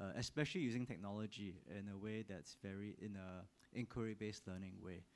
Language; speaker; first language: English; native; English